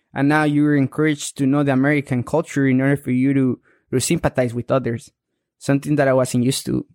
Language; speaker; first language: English; non-native, fluent; Spanish